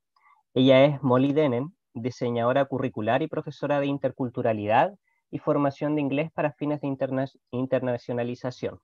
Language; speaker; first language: Spanish; native; Spanish